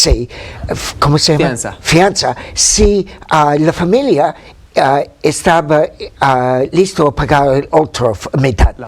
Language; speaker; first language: Spanish; non-native, fluent; English